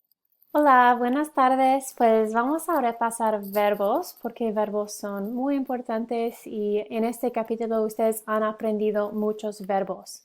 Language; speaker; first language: Spanish; non-native, fluent; English